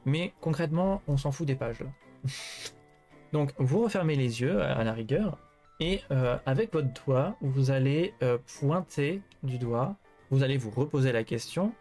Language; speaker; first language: French; native; French